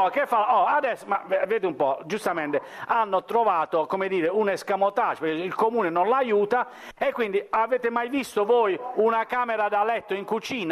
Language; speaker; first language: Italian; native; Italian